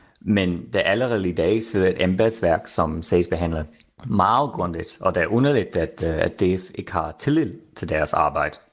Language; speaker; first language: Danish; non-native, fluent; English